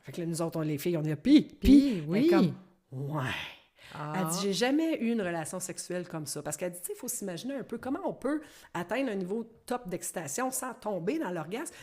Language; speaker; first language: French; native; French